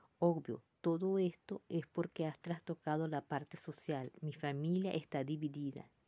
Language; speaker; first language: Spanish; native; Spanish